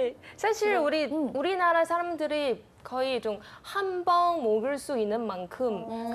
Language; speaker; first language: Korean; non-native, fluent; Chinese